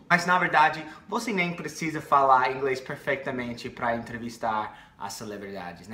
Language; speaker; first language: Portuguese; non-native, fluent; English